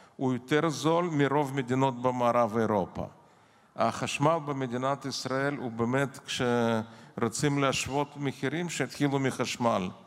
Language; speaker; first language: Hebrew; non-native, fluent; Russian